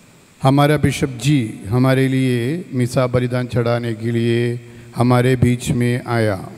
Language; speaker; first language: Hindi; non-native, local second language; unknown